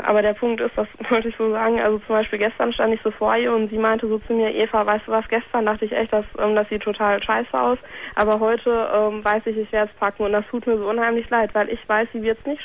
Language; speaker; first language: German; native; German